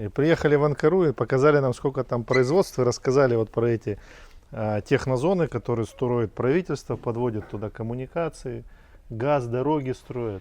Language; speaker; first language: Russian; native; Russian